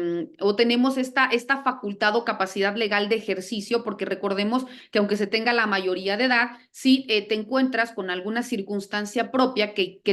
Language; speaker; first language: Spanish; native; Spanish